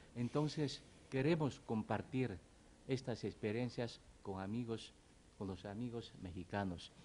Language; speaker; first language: Spanish; non-native, fluent; Chinese